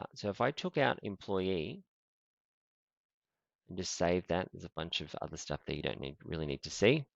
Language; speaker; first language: English; native; English